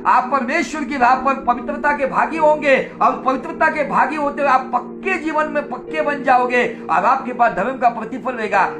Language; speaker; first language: Hindi; non-native, local second language; Marathi